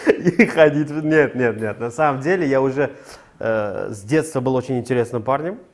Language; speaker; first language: Russian; non-native, local second language; Tajik